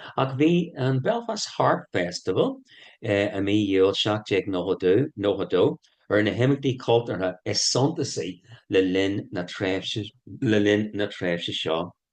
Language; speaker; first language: Irish; non-native, local second language; English